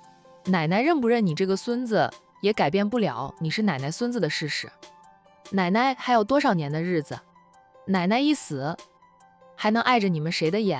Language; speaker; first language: Chinese; native; Chinese